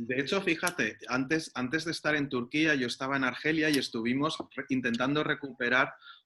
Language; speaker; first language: Spanish; native; Spanish